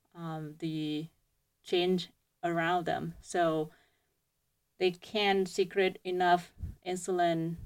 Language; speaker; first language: English; non-native, fluent; Vietnamese